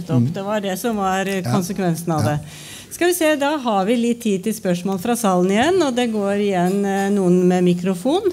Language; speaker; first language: Norwegian; native; Norwegian